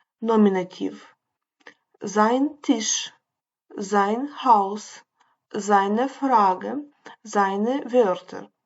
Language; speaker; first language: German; non-native, fluent; Ukrainian